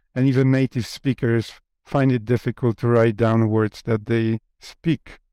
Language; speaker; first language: English; non-native, fluent; Polish